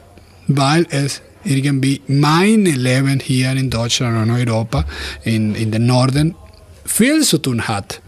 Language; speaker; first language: German; non-native, fluent; Spanish